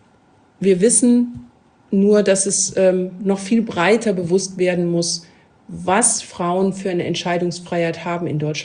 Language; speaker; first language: German; native; German